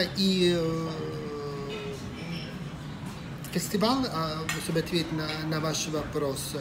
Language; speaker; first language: Russian; non-native, fluent; Italian